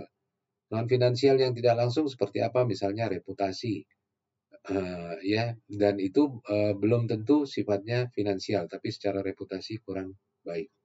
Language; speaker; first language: Indonesian; native; Indonesian